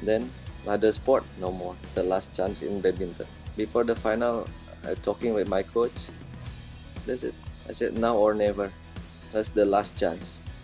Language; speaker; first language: English; non-native, learner; Indonesian